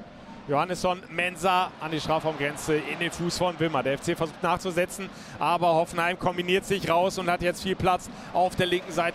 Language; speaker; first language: German; native; German